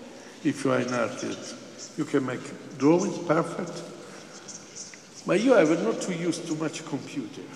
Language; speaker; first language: English; non-native, fluent; Italian